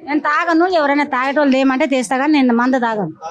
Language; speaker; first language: Telugu; native; Telugu